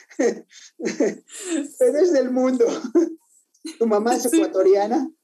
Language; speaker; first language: Spanish; native; Spanish